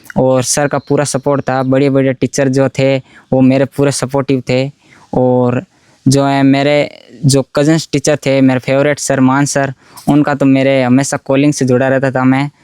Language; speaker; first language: Hindi; native; Hindi